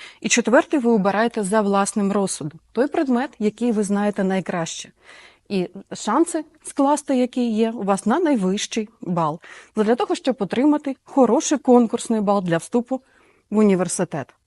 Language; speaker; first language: Ukrainian; native; Ukrainian